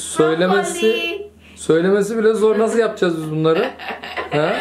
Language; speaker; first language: Turkish; native; Turkish